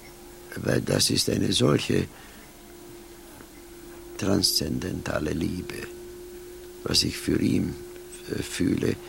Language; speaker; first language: German; non-native, fluent; Hungarian